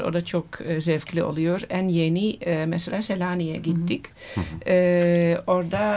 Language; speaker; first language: Turkish; non-native, fluent; Dutch